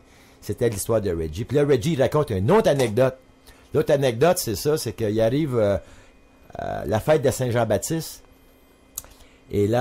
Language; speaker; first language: French; native; French